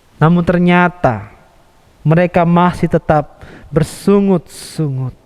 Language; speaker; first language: Indonesian; native; Indonesian